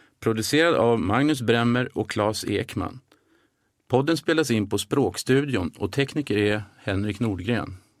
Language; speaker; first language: Swedish; native; Swedish